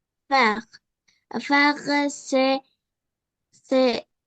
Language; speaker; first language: French; non-native, learner; Arabic